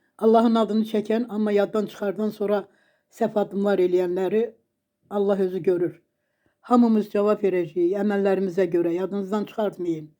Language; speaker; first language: Azerbaijani; native; Azerbaijani